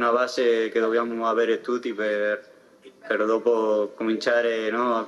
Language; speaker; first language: Italian; non-native, fluent; Spanish